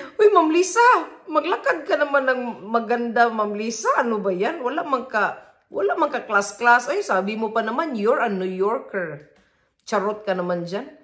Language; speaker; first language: Filipino; non-native, local second language; Cebuano